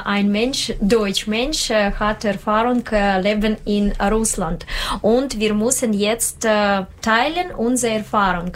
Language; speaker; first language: German; non-native, learner; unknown